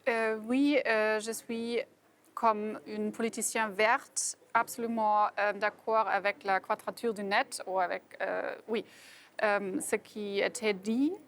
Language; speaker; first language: French; non-native, fluent; German